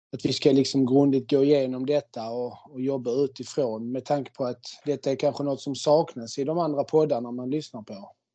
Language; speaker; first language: Swedish; native; Swedish